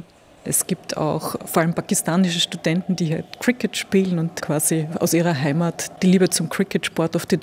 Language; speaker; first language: German; native; German